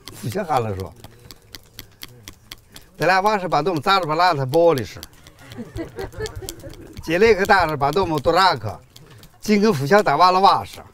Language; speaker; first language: Russian; non-native, learner; Chinese